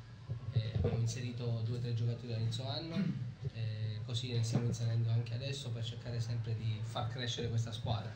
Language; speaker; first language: Italian; native; Italian